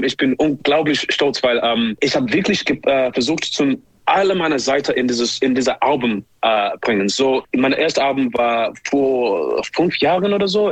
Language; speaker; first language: German; non-native, learner; English